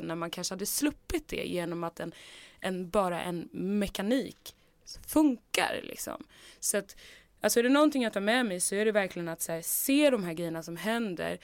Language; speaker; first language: Swedish; native; Swedish